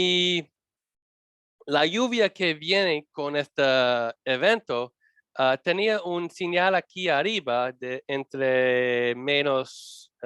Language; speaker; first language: Spanish; non-native, learner; English